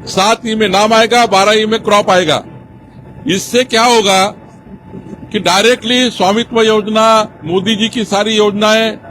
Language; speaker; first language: Hindi; non-native, local second language; Marathi